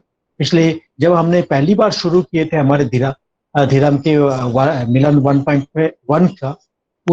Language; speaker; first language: Hindi; native; Hindi